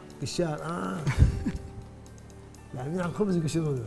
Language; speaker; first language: Arabic; native; Arabic